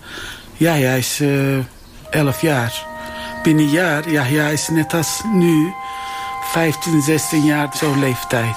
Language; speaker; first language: Dutch; non-native, learner; Turkish